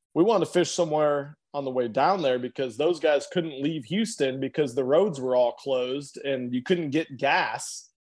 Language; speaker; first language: English; native; English